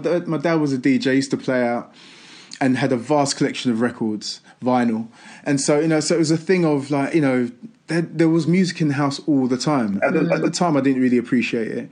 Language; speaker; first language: English; native; English